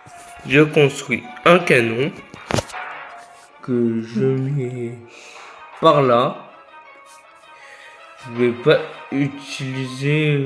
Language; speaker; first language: French; native; French